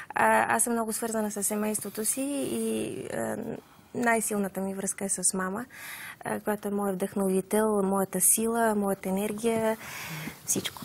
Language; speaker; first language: Bulgarian; native; Bulgarian